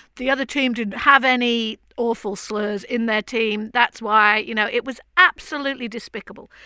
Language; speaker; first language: English; native; English